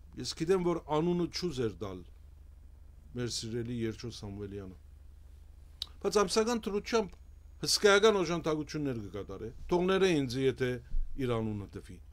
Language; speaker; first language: Armenian; early bilingual, heritage; Armenian